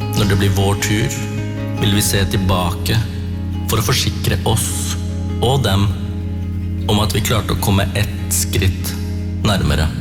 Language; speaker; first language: Norwegian; early bilingual, other home language; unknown